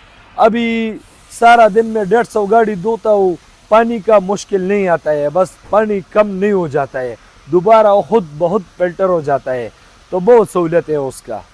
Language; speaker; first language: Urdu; non-native, local second language; Pashto